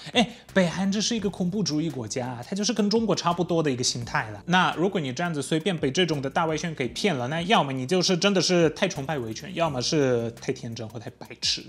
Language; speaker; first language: Chinese; non-native, fluent; Polish